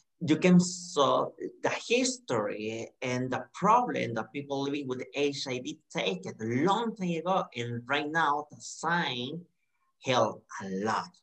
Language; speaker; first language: English; non-native, learner; Spanish